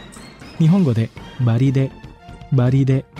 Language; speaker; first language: Japanese; non-native, fluent; Indonesian